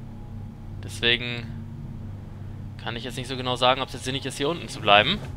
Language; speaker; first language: German; native; German